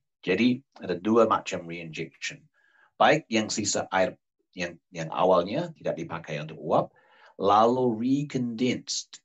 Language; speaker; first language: Indonesian; non-native, fluent; English